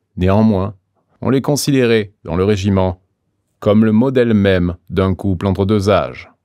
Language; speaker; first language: French; native; French